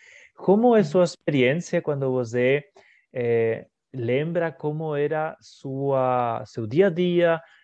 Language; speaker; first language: Portuguese; non-native, fluent; Spanish